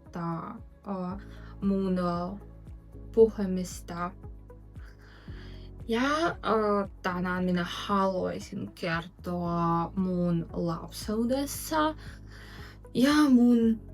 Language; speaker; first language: Finnish; non-native, learner; Russian